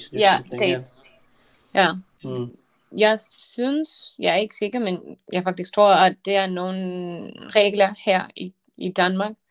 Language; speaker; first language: Danish; non-native, learner; Spanish